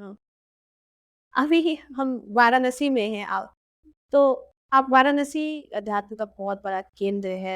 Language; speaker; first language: Hindi; native; Hindi